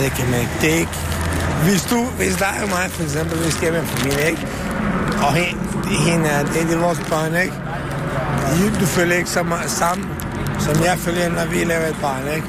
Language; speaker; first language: Danish; non-native, learner; Serbian